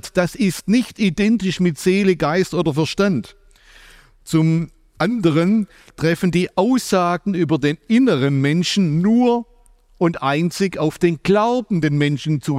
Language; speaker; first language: German; native; German